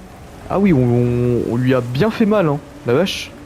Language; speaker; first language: French; native; French